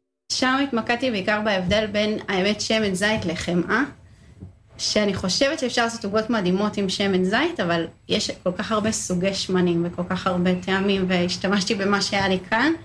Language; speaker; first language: Hebrew; native; Hebrew